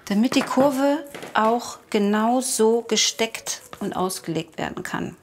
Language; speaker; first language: German; native; German